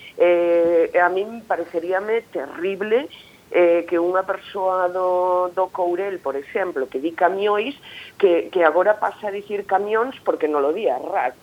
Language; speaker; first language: Galician; native; Galician